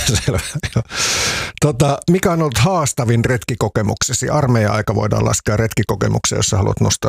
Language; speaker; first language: Finnish; native; Finnish